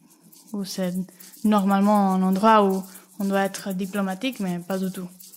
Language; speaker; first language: French; non-native, fluent; Spanish